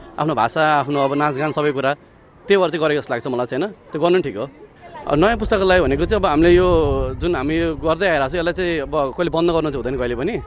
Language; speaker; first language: Nepali; native; Nepali